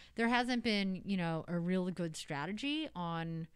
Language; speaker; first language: English; native; English